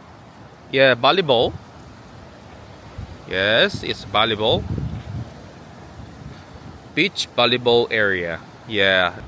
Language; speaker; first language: English; non-native, learner; Korean